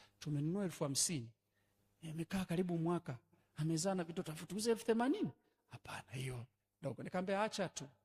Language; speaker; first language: Swahili; native; Swahili